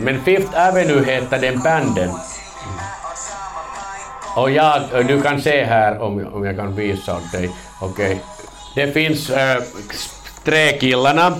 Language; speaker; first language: Swedish; non-native, learner; Finnish